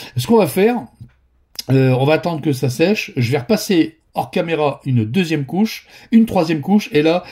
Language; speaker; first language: French; native; French